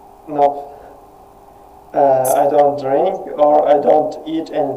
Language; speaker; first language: English; non-native, learner; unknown